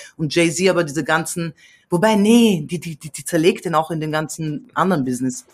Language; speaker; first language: German; early bilingual, other home language; Central Kurdish